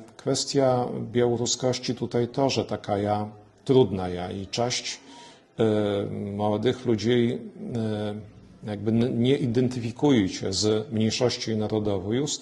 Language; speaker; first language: Polish; non-native, local second language; Belarusian